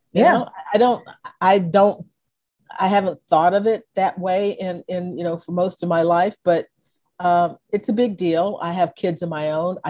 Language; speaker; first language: English; native; English